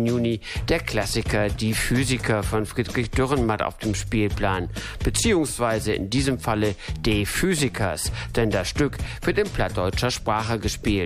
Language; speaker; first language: German; native; German